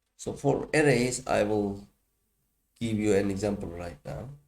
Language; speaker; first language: English; non-native, fluent; Turkish